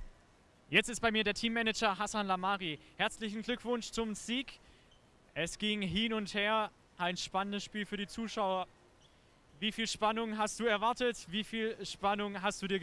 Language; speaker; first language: German; native; German